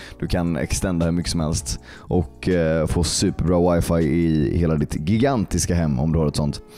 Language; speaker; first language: Swedish; native; Swedish